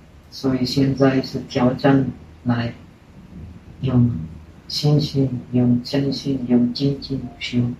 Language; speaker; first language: Chinese; non-native, fluent; Czech